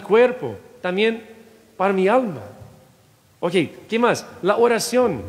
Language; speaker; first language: Spanish; non-native, fluent; English